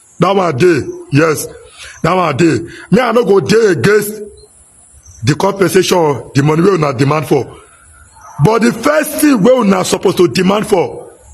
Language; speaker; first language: Nigerian Pidgin; non-native, local second language; Igbo